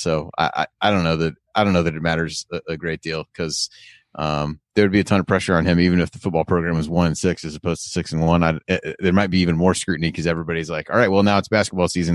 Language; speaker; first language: English; native; English